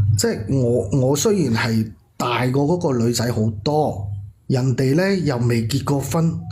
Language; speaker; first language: Cantonese; non-native, local second language; Min Nan Chinese